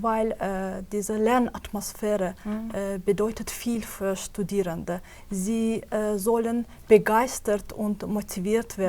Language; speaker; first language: German; non-native, fluent; Azerbaijani